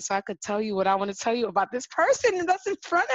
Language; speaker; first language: English; early bilingual, other home language; French